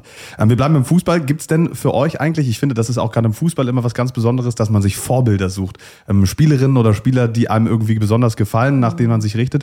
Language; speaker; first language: German; native; German